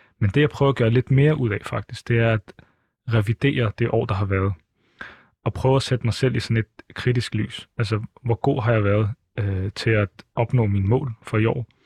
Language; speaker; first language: Danish; early bilingual, other home language; Arabic